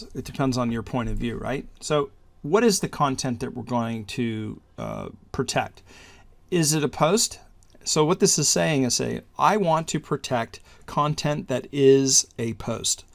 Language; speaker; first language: English; native; English